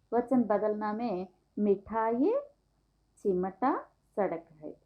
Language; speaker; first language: Hindi; non-native, local second language; Telugu